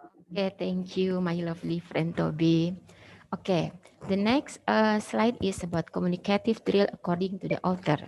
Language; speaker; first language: English; non-native, learner; Indonesian